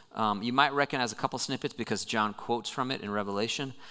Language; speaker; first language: English; native; English